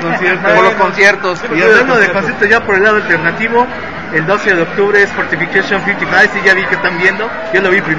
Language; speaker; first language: Spanish; native; Spanish